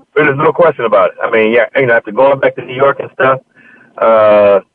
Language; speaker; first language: English; native; English